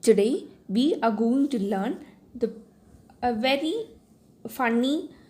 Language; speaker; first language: English; non-native, local second language; Malayalam